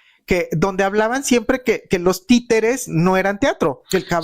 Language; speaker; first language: Spanish; native; Spanish